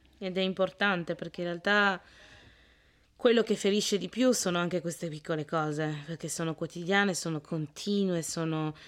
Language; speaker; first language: Italian; early bilingual, other home language; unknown